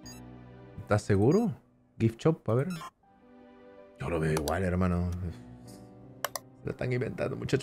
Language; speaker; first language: Spanish; native; Spanish